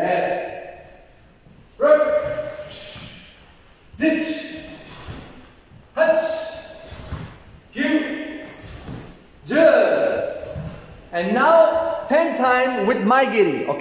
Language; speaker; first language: English; non-native, learner; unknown